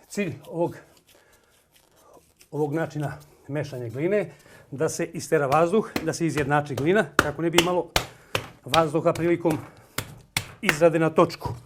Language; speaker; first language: Bosnian; native; Bosnian